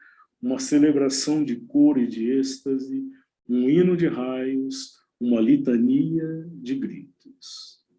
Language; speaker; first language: Portuguese; native; Portuguese